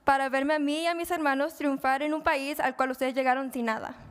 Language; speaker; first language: Spanish; early bilingual, heritage; Spanish